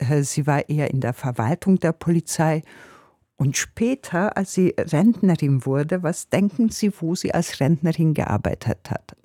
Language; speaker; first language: German; non-native, fluent; Hungarian